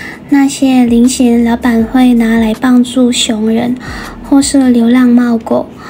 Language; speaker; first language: Chinese; non-native, fluent; Vietnamese